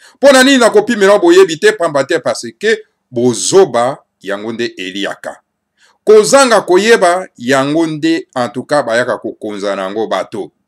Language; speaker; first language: Lingala; non-native, local second language; Kongo